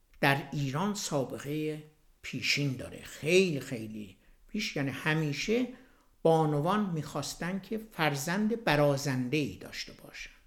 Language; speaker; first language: Persian; native; Persian